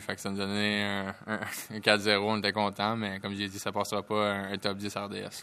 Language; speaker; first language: French; native; French